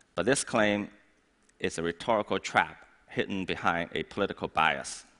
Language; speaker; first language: English; non-native, fluent; Chinese